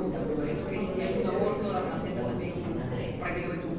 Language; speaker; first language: Spanish; native; Spanish